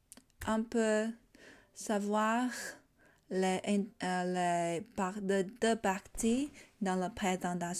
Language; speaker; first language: French; non-native, learner; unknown